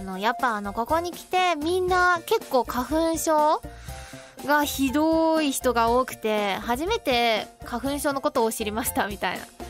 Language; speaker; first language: Japanese; non-native, fluent; Chinese